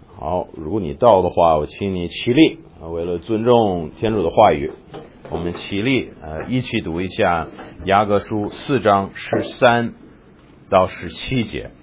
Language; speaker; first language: Chinese; non-native, fluent; English